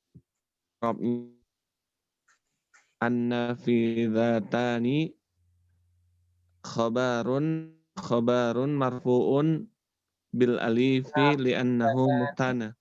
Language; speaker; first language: Arabic; non-native, learner; Indonesian